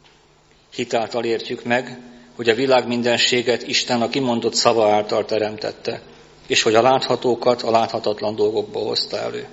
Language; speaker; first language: Hungarian; native; Hungarian